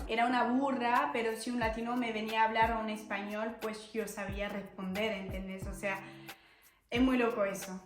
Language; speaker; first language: Spanish; non-native, fluent; French